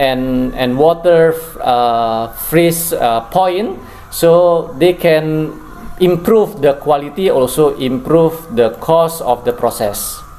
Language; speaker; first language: English; non-native, learner; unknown